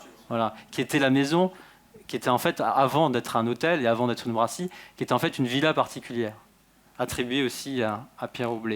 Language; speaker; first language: French; native; French